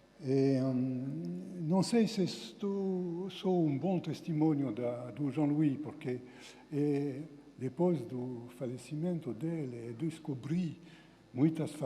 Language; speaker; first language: Portuguese; non-native, fluent; French